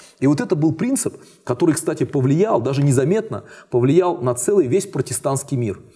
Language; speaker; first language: Russian; native; Russian